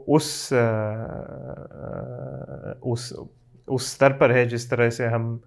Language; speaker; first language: Hindi; native; Hindi